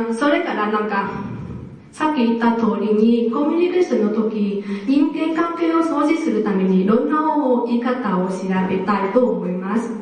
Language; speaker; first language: Japanese; non-native, fluent; Vietnamese